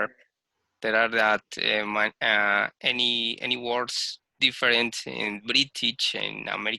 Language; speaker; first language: English; non-native, learner; Spanish